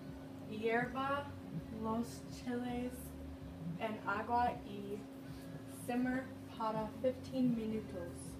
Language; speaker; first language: Spanish; non-native, learner; English